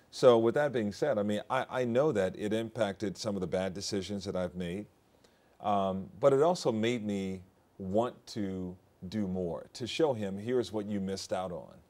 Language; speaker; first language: English; native; English